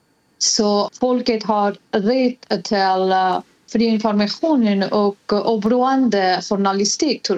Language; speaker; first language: Swedish; non-native, fluent; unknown